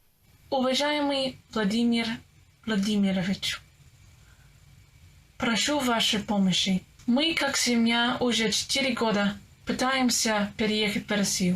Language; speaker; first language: Russian; non-native, learner; English